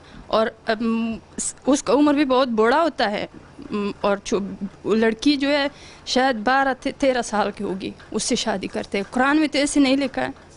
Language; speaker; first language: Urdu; non-native, learner; Pashto